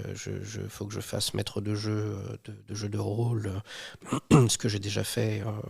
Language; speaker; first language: French; native; French